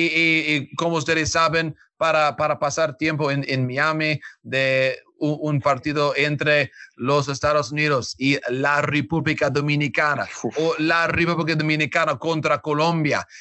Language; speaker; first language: Spanish; non-native, learner; English